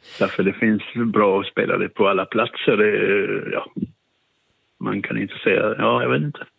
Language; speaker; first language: Swedish; non-native, fluent; Spanish